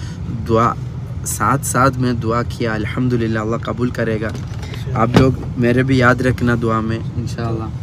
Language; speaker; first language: Hindi; non-native, local second language; Malayalam